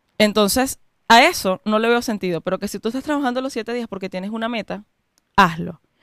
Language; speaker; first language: Spanish; native; Spanish